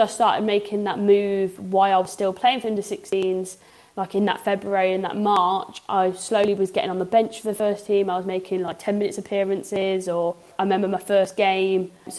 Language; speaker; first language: English; native; English